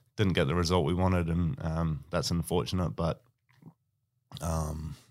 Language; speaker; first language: English; native; English